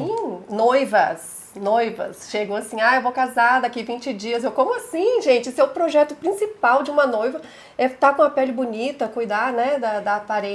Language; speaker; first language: Portuguese; native; Portuguese